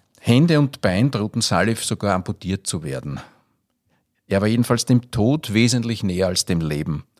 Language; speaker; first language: German; native; German